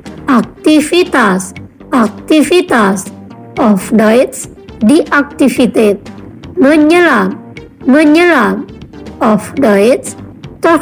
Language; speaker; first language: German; non-native, fluent; Indonesian